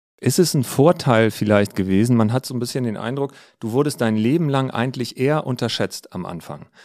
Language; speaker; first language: German; native; German